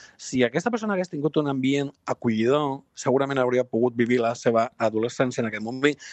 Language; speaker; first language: Catalan; non-native, local second language; Spanish